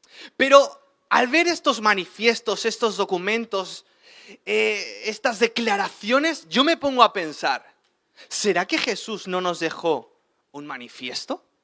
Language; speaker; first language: Spanish; native; Spanish